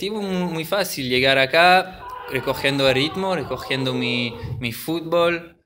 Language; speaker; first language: Spanish; early bilingual, heritage; French